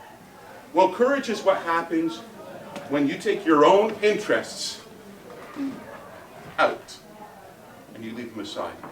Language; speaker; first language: English; native; English